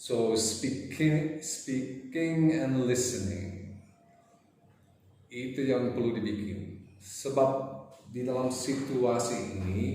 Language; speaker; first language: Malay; non-native, fluent; English